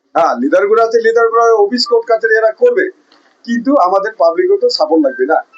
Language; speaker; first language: Bangla; non-native, local second language; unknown